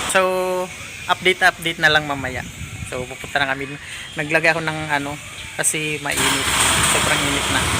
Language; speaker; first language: Filipino; native; Filipino